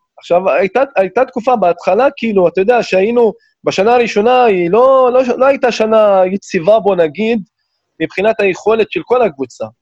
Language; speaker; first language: Hebrew; non-native, local second language; Arabic